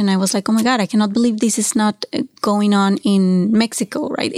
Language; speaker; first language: English; non-native, fluent; Spanish